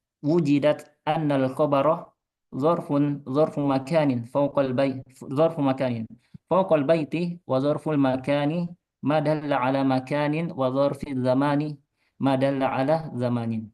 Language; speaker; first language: Arabic; non-native, fluent; Indonesian